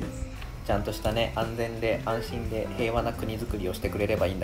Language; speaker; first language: Japanese; native; Japanese